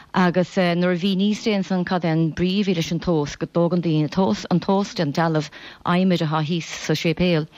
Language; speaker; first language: Irish; native; Irish